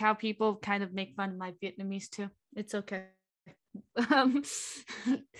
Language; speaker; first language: English; non-native, fluent; Vietnamese